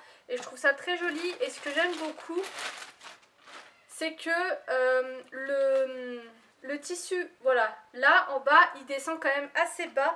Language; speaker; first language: French; native; French